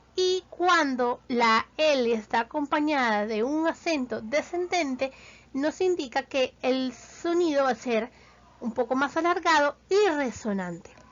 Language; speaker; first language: Spanish; native; Spanish